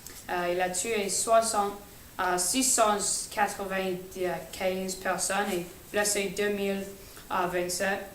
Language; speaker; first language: French; non-native, learner; English